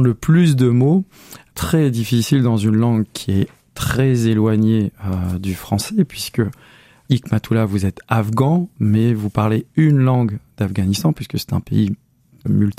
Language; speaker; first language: French; native; French